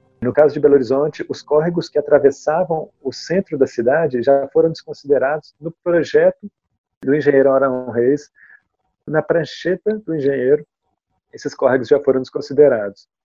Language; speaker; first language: Portuguese; native; Portuguese